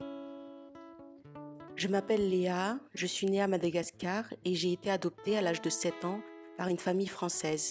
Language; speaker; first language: French; early bilingual, other home language; Malagasy